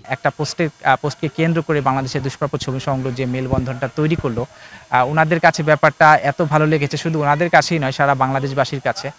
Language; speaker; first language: Bangla; native; Bangla